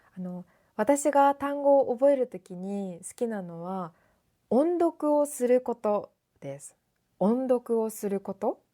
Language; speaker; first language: Japanese; native; Japanese